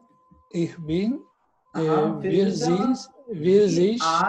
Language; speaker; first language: German; non-native, learner; Turkish